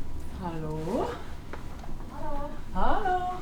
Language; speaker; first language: German; native; German